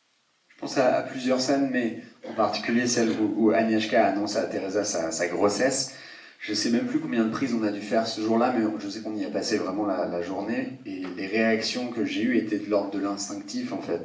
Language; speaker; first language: French; native; French